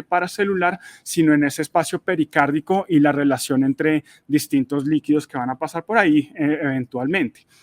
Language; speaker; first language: Spanish; native; Spanish